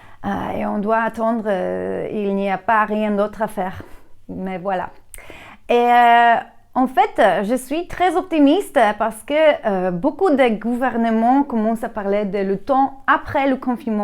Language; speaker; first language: French; non-native, learner; Polish